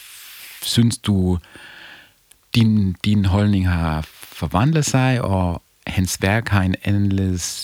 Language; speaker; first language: Danish; non-native, fluent; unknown